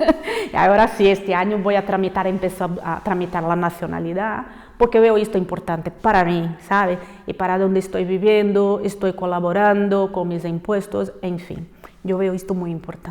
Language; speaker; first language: Spanish; non-native, fluent; Portuguese